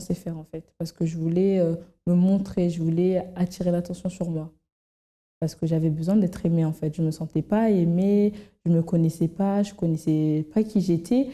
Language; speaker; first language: French; native; French